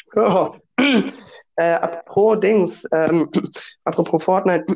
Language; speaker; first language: German; non-native, fluent; Russian